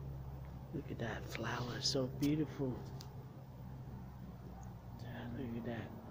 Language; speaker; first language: English; non-native, learner; Vietnamese